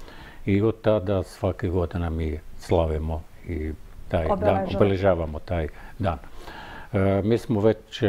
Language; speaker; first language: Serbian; non-native, fluent; Arabic